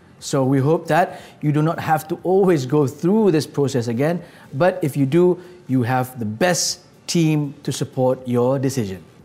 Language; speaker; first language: English; non-native, local second language; Malay